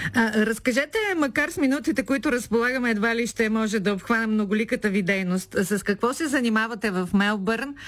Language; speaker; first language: Bulgarian; native; Bulgarian